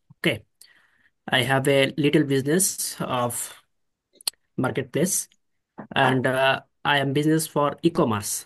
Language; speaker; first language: English; non-native, learner; Bangla